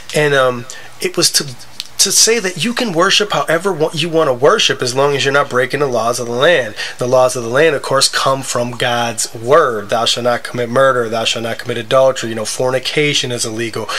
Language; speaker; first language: English; native; English